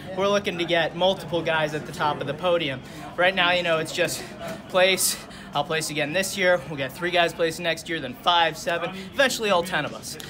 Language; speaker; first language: English; native; English